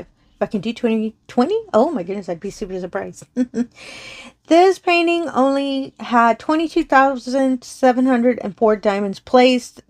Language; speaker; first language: English; native; English